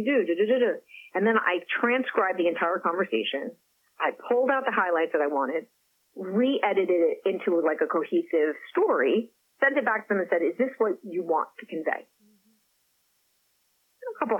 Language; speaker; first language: English; non-native, fluent; French